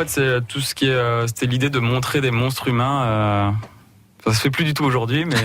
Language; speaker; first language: French; native; French